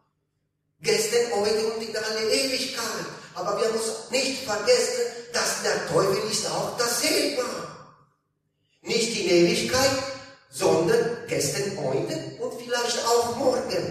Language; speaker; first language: German; non-native, learner; Italian